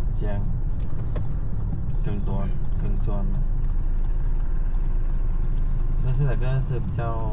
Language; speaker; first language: Chinese; non-native, learner; Vietnamese